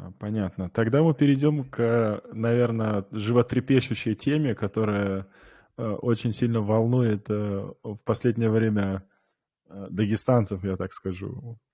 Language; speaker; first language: Russian; non-native, local second language; Kumyk